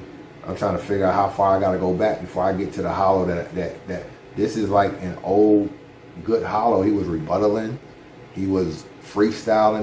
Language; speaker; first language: English; native; English